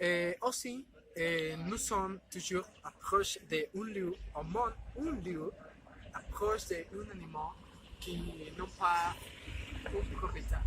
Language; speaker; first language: French; non-native, learner; Spanish